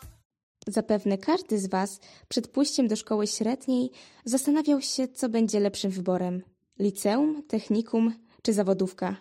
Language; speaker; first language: Polish; native; Polish